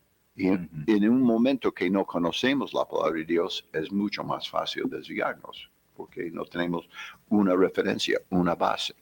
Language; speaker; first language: Spanish; non-native, fluent; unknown